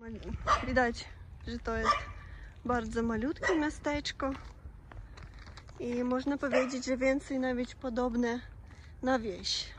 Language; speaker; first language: Polish; non-native, learner; Russian